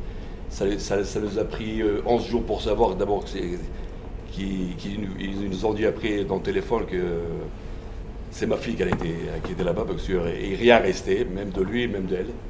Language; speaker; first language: French; non-native, fluent; Hebrew